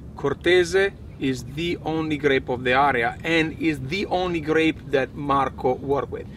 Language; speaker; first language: English; non-native, fluent; Italian